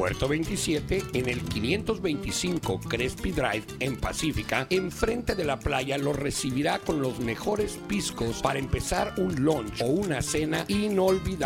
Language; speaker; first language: Spanish; native; Spanish